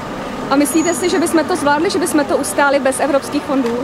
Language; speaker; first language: Czech; native; Czech